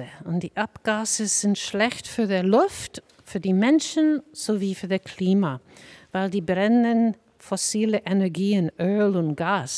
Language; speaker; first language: German; non-native, fluent; English